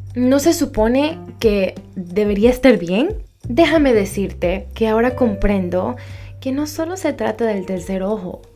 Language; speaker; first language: Spanish; early bilingual, heritage; Spanish